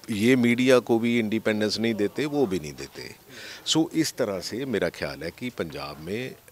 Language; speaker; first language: Hindi; non-native, local second language; Punjabi